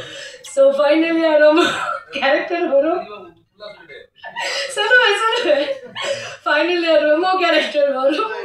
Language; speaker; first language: Tamil; non-native, learner; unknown